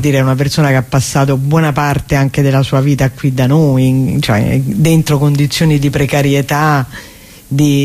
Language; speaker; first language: Italian; native; Italian